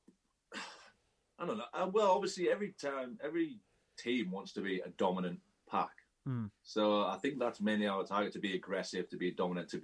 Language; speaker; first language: English; native; English